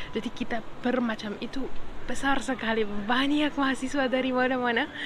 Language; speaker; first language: Indonesian; non-native, fluent; Arabic